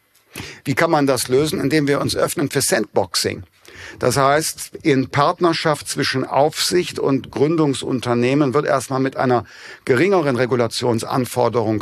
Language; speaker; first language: German; native; German